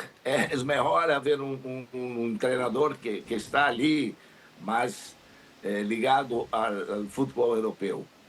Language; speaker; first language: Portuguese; non-native, learner; Spanish